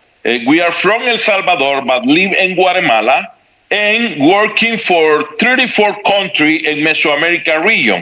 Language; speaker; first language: English; non-native, learner; Spanish